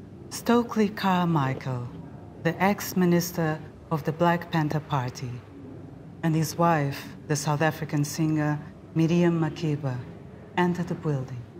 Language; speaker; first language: English; non-native, fluent; Portuguese